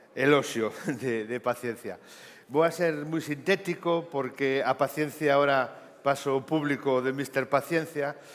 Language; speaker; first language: Spanish; non-native, local second language; Galician